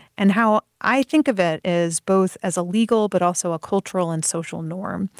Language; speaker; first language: English; early bilingual, other home language; Persian